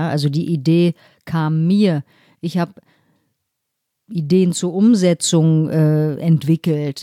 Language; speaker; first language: German; native; German